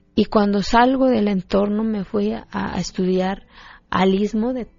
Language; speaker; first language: Spanish; non-native, local second language; Zapotec